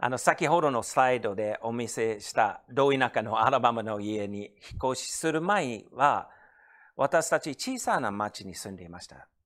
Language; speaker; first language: Japanese; non-native, fluent; English